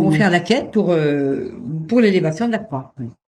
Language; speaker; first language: French; native; French